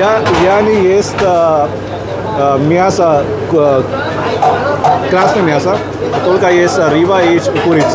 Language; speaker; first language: Russian; non-native, learner; Hindi